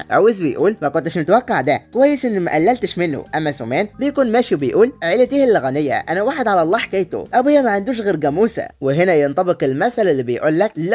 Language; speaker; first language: Arabic; native; Arabic